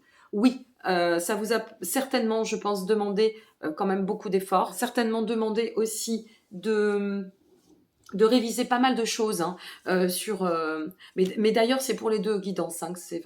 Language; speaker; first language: French; native; French